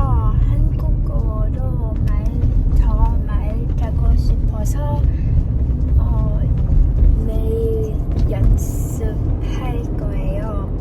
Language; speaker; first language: Korean; non-native, learner; English